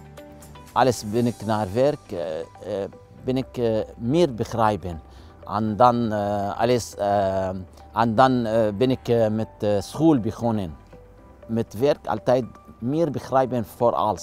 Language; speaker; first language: Dutch; non-native, learner; Arabic